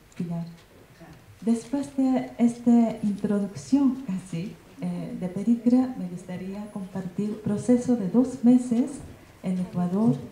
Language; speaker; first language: Spanish; non-native, learner; Japanese